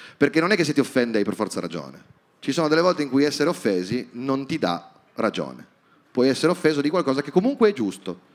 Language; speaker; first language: Italian; native; Italian